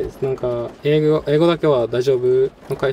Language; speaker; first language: Japanese; non-native, fluent; Norwegian